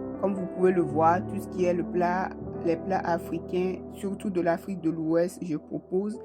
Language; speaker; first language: French; non-native, local second language; Ewe